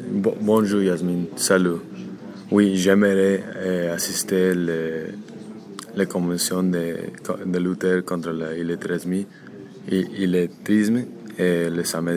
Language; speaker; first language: French; non-native, learner; English